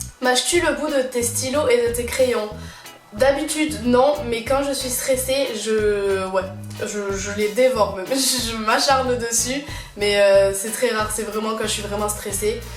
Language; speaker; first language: French; native; French